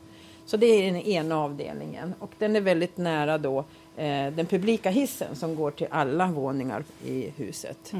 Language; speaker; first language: Swedish; native; Swedish